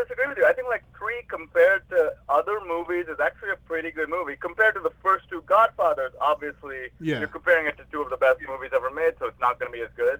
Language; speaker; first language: English; non-native, local second language; Hindi